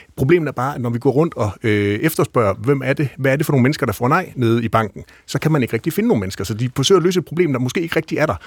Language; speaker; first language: Danish; native; Danish